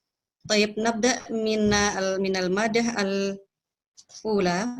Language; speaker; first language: Arabic; non-native, fluent; Indonesian